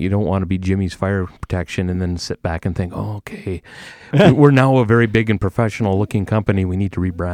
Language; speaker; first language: English; native; English